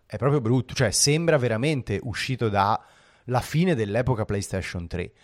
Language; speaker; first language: Italian; native; Italian